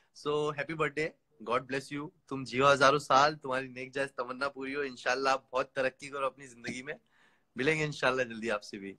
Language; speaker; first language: Hindi; native; Hindi